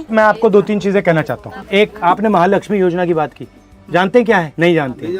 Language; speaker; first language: Hindi; native; Hindi